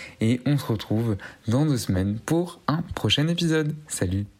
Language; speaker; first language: French; native; French